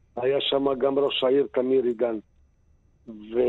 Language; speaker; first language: Hebrew; native; Hebrew